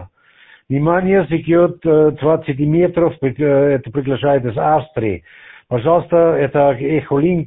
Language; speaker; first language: Russian; non-native, learner; German